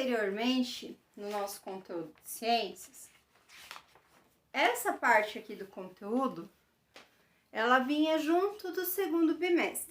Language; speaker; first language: Portuguese; native; Portuguese